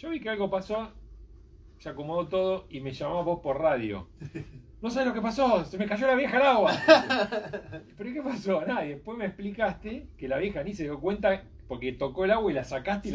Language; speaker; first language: Spanish; native; Spanish